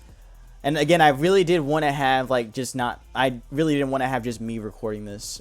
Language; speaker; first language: English; native; English